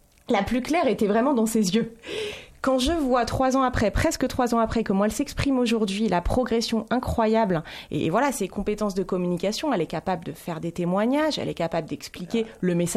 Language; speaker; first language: French; native; French